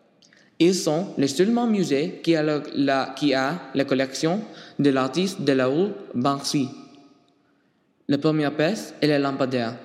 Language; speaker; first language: French; non-native, learner; English